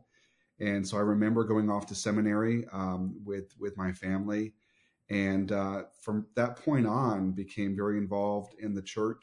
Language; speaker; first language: English; native; English